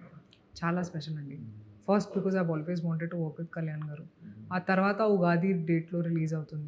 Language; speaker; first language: Telugu; non-native, fluent; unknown